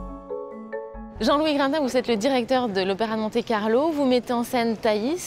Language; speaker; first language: French; native; French